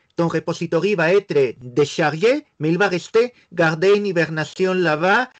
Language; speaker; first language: French; non-native, fluent; Spanish